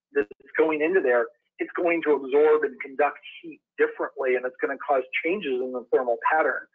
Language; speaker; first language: English; native; English